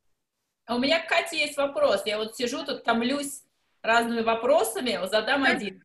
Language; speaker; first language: Russian; native; Russian